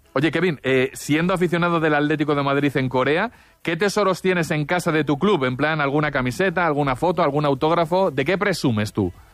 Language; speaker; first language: Spanish; native; Spanish